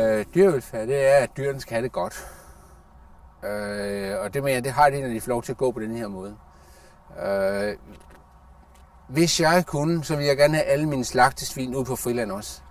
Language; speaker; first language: Danish; native; Danish